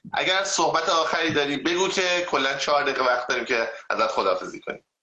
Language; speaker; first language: Persian; native; Persian